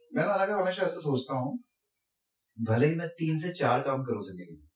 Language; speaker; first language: Hindi; non-native, local second language; Assamese